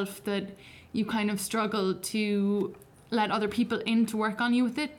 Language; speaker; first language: English; native; English